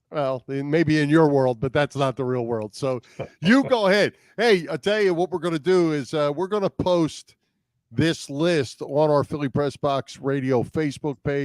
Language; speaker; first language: English; native; English